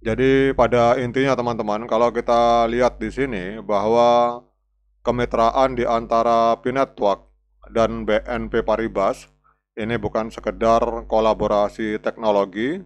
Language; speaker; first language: Indonesian; native; Indonesian